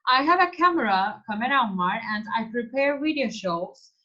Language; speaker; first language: English; non-native, fluent; Turkish